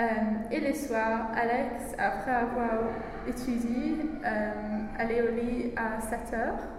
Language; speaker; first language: French; non-native, learner; English